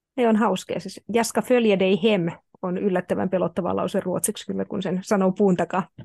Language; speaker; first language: Finnish; native; Finnish